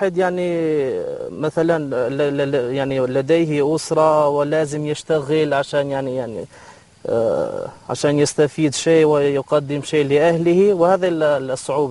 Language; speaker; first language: Arabic; non-native, local second language; Albanian